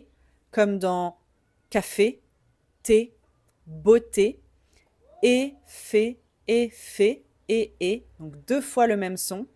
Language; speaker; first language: French; native; French